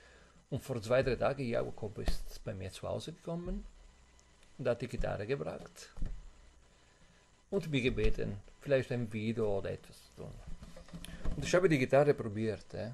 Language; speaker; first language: German; non-native, fluent; Italian